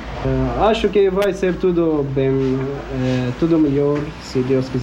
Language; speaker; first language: Portuguese; non-native, learner; Arabic